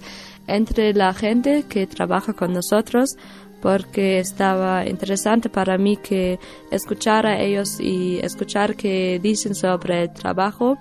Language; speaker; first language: Spanish; non-native, learner; German